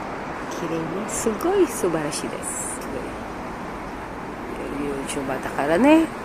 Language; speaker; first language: Japanese; non-native, learner; Filipino